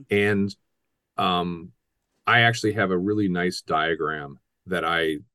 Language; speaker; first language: English; native; English